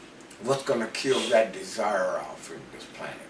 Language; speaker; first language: English; native; English